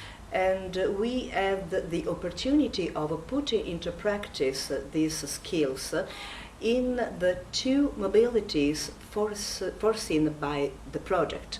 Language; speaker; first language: English; non-native, learner; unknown